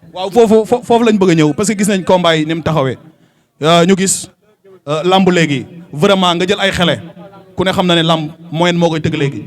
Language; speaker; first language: Wolof; native; Wolof